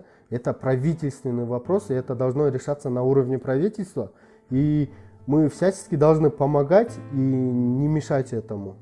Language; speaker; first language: Russian; non-native, local second language; Kyrgyz